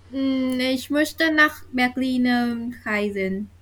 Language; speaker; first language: German; non-native, learner; Vietnamese